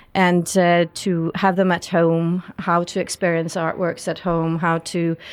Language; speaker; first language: English; non-native, fluent; Norwegian